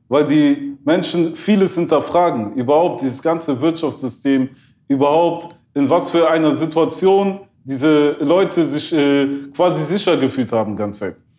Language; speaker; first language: German; early bilingual, other home language; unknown